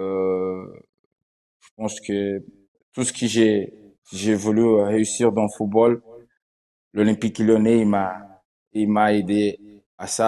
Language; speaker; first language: French; non-native, fluent; Portuguese